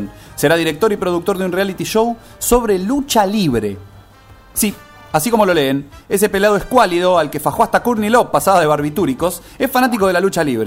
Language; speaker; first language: Spanish; native; Spanish